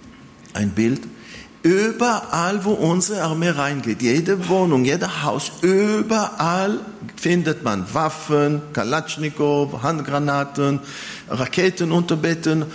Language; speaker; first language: German; non-native, fluent; Hebrew